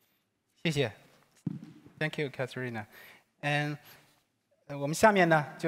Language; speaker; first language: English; non-native, fluent; Chinese